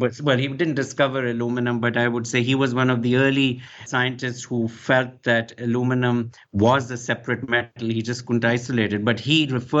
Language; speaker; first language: English; non-native, local second language; Urdu